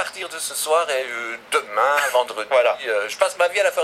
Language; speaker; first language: French; native; French